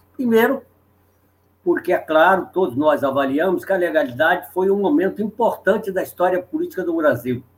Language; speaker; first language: Portuguese; native; Portuguese